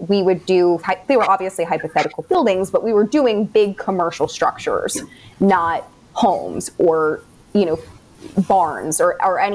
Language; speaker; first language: English; native; English